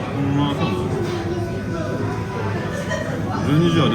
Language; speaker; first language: Japanese; non-native, fluent; French